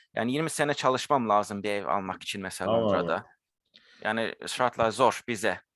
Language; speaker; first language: Turkish; early bilingual, heritage; Turkish